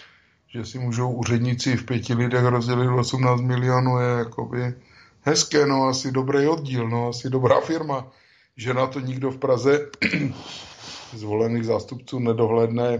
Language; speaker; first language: Czech; native; Czech